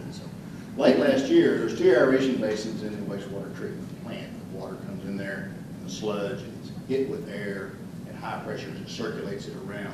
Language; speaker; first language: English; native; English